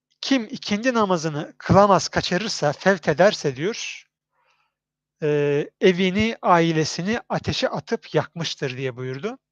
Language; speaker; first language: Turkish; native; Turkish